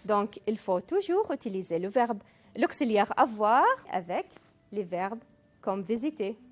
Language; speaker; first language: French; non-native, fluent; Arabic